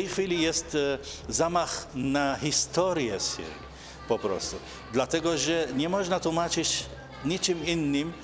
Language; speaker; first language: Polish; non-native, fluent; Arabic